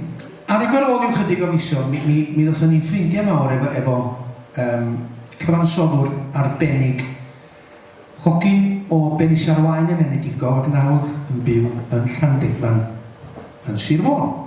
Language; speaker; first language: Welsh; native; Welsh